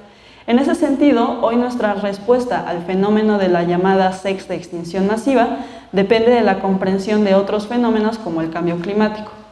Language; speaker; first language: Spanish; native; Spanish